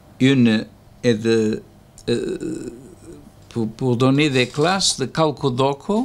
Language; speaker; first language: French; non-native, learner; Portuguese